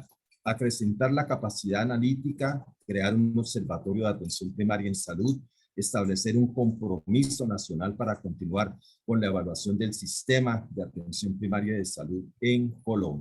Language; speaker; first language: Spanish; native; Spanish